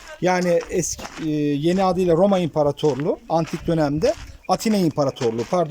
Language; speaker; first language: Turkish; native; Turkish